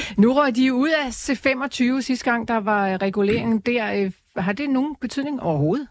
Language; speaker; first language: Danish; native; Danish